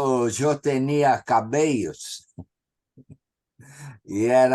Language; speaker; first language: Spanish; non-native, learner; Portuguese